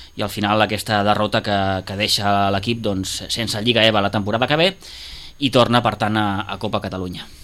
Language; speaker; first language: Catalan; native; Catalan